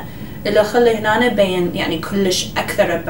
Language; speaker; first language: Arabic; early bilingual, heritage; English